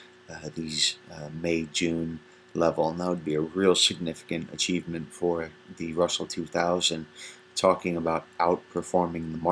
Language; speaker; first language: English; native; English